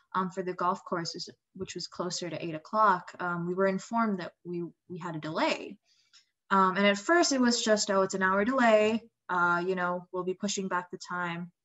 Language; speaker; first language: English; non-native, fluent; Indonesian